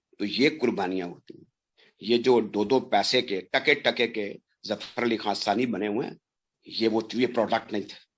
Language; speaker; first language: Urdu; non-native, local second language; Punjabi